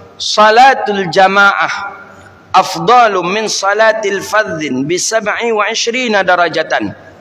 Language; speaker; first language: Malay; non-native, local second language; Minangkabau